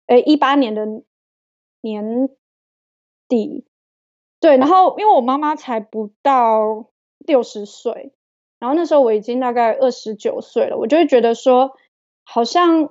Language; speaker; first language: Chinese; native; Chinese